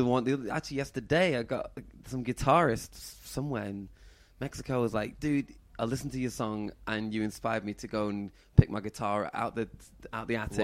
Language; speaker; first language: English; native; English